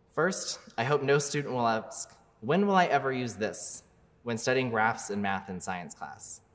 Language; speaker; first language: English; native; English